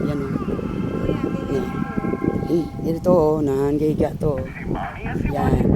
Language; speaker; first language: Filipino; non-native, local second language; Hiligaynon